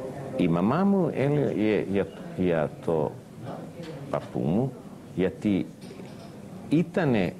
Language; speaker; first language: Greek; early bilingual, heritage; Serbian